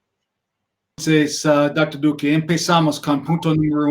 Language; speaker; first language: Spanish; non-native, learner; English